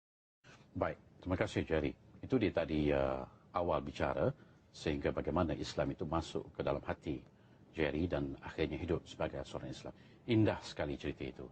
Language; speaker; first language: Malay; native; Malay